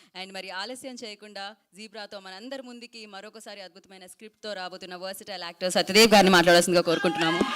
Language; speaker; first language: Telugu; native; Telugu